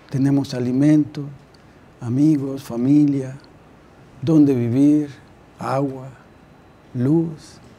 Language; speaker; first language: Spanish; native; Spanish